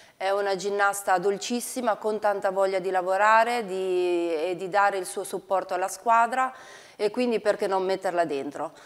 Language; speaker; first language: Italian; native; Italian